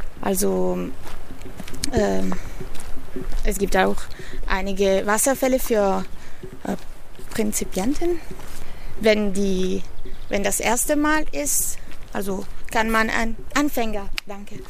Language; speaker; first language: German; non-native, learner; Italian